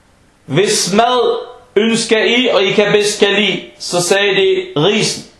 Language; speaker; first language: Danish; non-native, fluent; Arabic